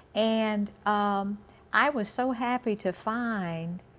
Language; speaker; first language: English; native; English